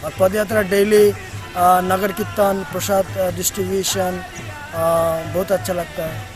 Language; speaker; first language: Hindi; non-native, local second language; Bangla